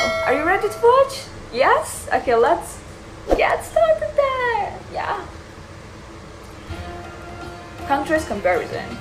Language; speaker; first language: English; non-native, fluent; Urdu